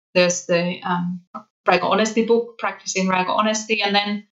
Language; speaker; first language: English; non-native, fluent; Finnish